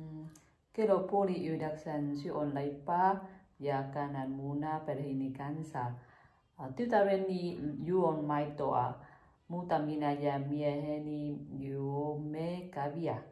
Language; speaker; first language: Finnish; non-native, learner; Vietnamese